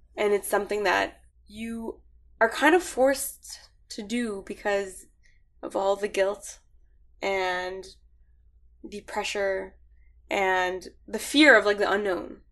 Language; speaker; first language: English; early bilingual, other home language; Arabic